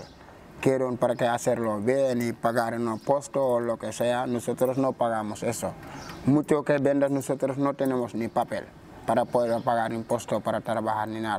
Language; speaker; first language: Spanish; non-native, local second language; Wolof